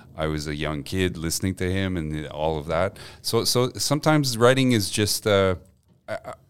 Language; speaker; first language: English; non-native, fluent; French